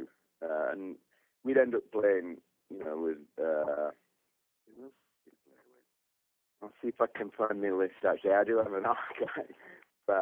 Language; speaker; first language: English; native; English